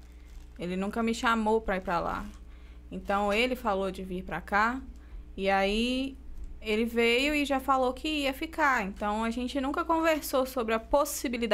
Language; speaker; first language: Portuguese; native; Portuguese